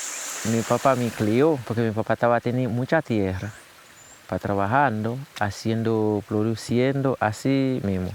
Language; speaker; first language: Spanish; non-native, learner; Haitian Creole